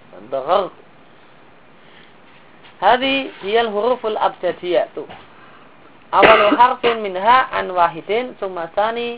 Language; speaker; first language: Arabic; non-native, fluent; Indonesian